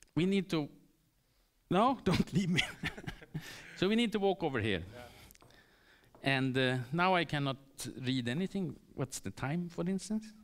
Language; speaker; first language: English; non-native, fluent; Swedish